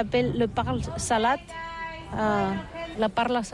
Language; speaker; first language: French; non-native, learner; Catalan